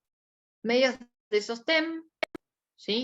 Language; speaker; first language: Spanish; native; Spanish